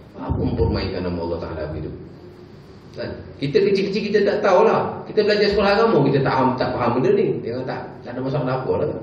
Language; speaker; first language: Malay; native; Malay